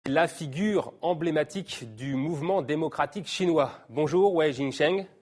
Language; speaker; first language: French; native; French